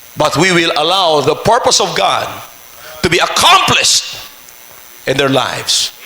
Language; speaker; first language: English; non-native, local second language; Filipino